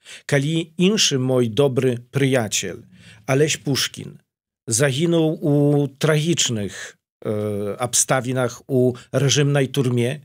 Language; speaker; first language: Polish; non-native, learner; Belarusian